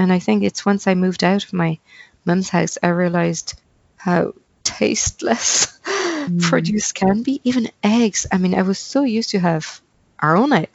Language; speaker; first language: English; non-native, fluent; French